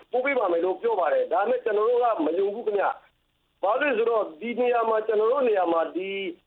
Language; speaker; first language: Burmese; native; Burmese